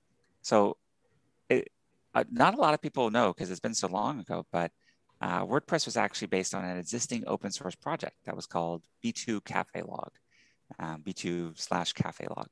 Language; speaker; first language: English; native; English